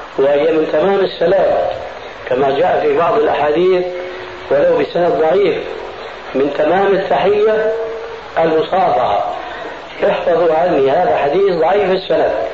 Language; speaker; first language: Arabic; early bilingual, other home language; Albanian